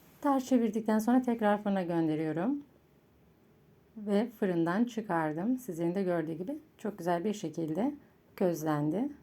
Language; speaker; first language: Turkish; native; Turkish